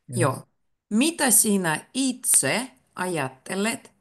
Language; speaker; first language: Finnish; native; Finnish